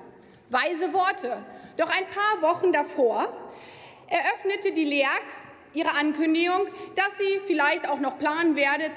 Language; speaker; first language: German; native; German